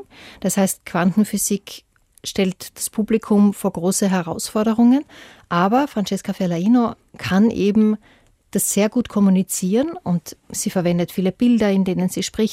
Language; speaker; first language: German; native; German